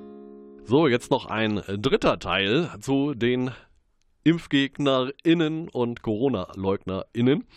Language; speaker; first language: German; native; German